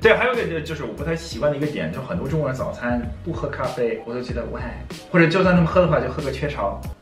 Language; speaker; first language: Chinese; non-native, fluent; English